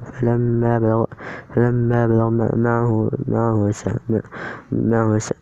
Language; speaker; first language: Arabic; non-native, learner; Indonesian